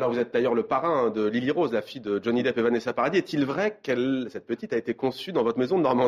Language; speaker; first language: French; native; French